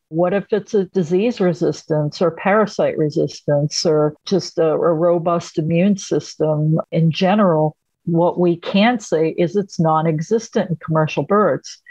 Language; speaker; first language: English; native; English